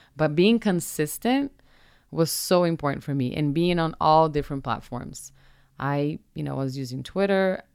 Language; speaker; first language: English; non-native, fluent; Portuguese